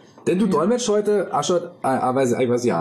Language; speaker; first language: German; native; German